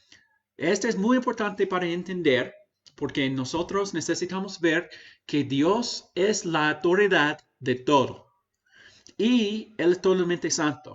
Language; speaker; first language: Spanish; non-native, fluent; English